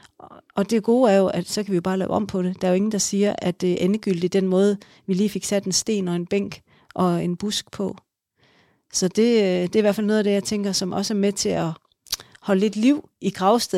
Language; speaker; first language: Danish; native; Danish